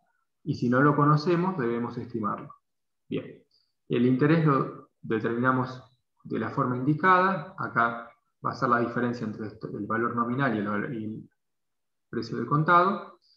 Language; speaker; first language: Spanish; native; Spanish